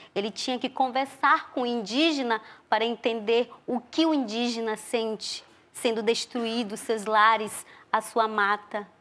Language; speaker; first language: Portuguese; non-native, local second language; Ticuna